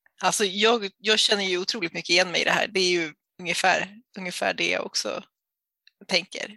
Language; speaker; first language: Swedish; native; Swedish